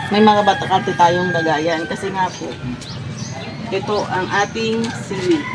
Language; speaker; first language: Filipino; non-native, local second language; Bikol